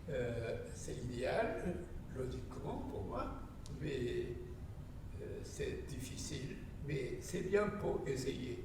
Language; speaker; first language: French; non-native, learner; Japanese